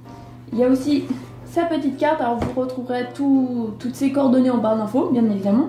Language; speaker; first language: French; native; French